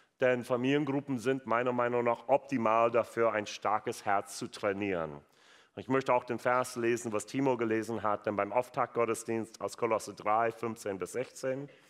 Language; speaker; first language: German; non-native, fluent; English